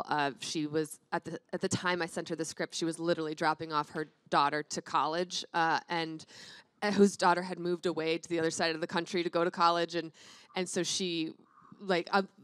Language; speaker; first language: English; native; English